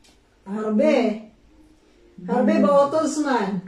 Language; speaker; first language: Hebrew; non-native, learner; Filipino